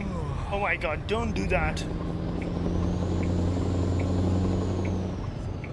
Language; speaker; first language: English; non-native, local second language; Pashto